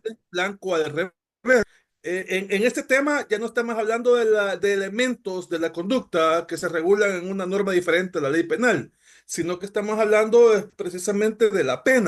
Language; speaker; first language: Spanish; native; Spanish